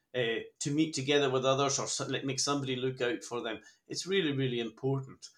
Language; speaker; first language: English; native; English